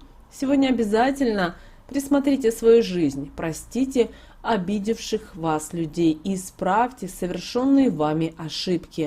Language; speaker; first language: Russian; native; Russian